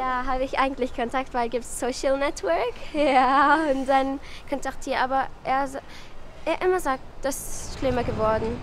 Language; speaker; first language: German; non-native, learner; Arabic